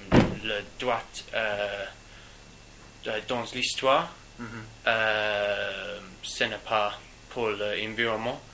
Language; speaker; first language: French; non-native, learner; English